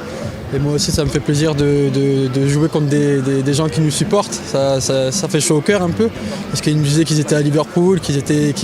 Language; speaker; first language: French; native; French